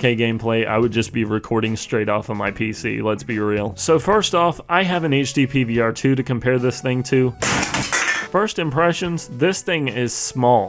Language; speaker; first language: English; native; English